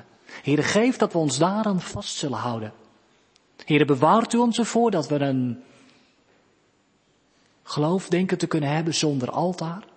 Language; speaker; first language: Dutch; native; Dutch